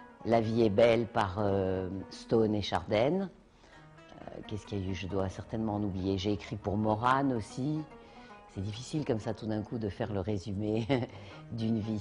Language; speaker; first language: French; native; French